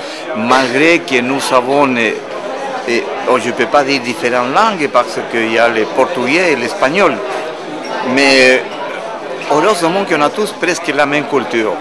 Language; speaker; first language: French; non-native, fluent; Spanish